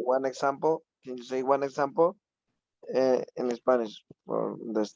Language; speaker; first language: English; non-native, learner; Spanish